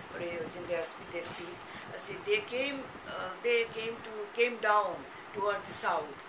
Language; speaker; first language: English; non-native, local second language; Bangla